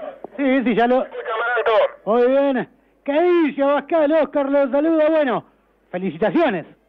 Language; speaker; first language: Spanish; native; Spanish